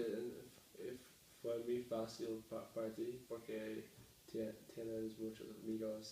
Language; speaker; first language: Spanish; non-native, learner; English